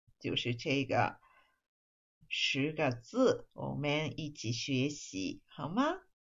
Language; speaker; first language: Chinese; non-native, fluent; Japanese